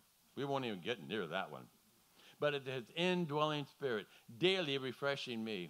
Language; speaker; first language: English; native; English